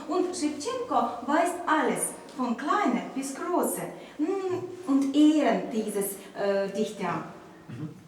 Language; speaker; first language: German; non-native, learner; Ukrainian